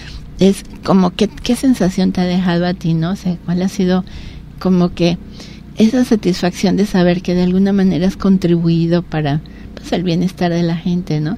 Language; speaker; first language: Spanish; native; Spanish